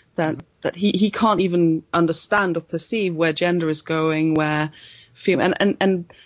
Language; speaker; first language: English; non-native, fluent; Swedish